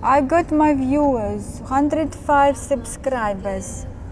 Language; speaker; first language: English; non-native, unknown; Russian